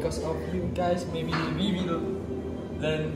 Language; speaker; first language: English; non-native, learner; Kazakh